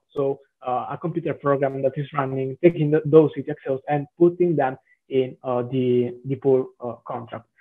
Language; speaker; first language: English; non-native, fluent; Italian